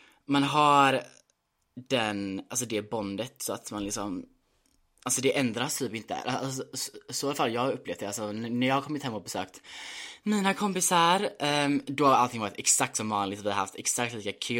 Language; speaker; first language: Swedish; native; Swedish